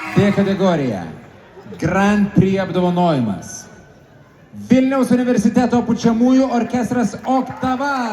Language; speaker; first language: Lithuanian; native; Lithuanian